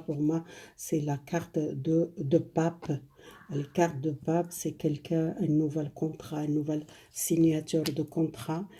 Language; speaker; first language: French; non-native, fluent; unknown